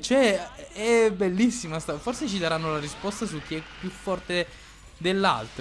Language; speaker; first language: Italian; native; Italian